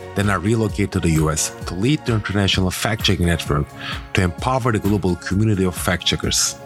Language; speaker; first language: English; non-native, fluent; Turkish